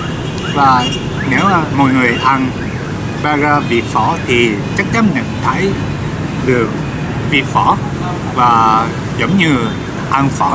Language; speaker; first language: Vietnamese; non-native, learner; Japanese